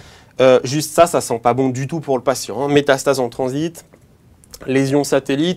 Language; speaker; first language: French; native; French